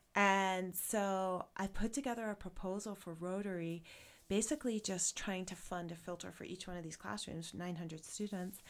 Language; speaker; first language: English; native; English